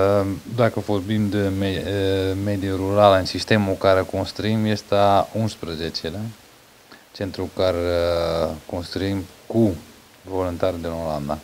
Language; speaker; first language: Romanian; non-native, fluent; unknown